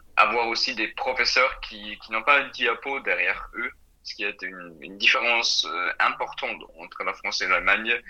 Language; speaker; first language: French; non-native, fluent; German